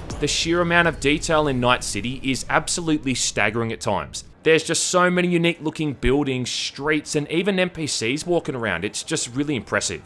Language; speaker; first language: English; native; English